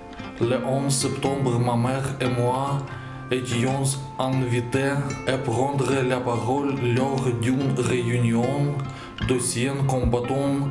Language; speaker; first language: French; non-native, learner; Russian